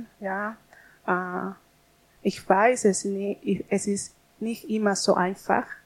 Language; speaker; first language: German; non-native, learner; Spanish